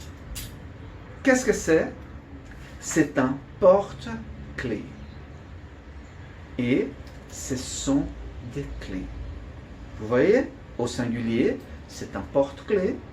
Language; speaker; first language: French; non-native, fluent; Portuguese